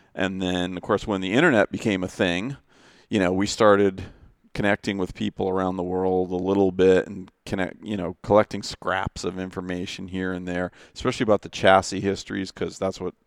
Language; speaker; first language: English; native; English